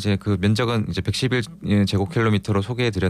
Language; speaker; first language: Korean; native; Korean